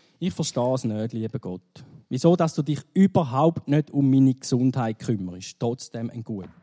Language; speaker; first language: German; native; German